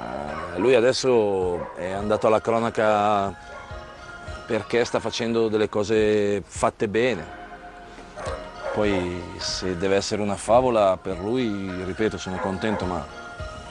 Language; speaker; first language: Italian; native; Italian